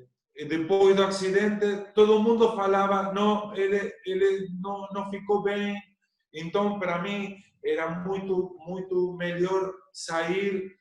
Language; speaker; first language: Portuguese; non-native, learner; Spanish